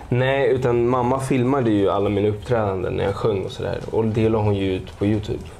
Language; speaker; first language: Swedish; early bilingual, other home language; Spanish